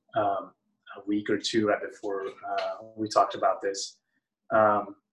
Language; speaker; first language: English; early bilingual, other home language; Spanish